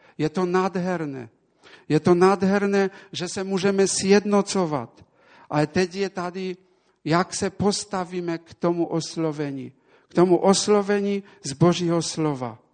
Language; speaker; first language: Czech; non-native, local second language; Polish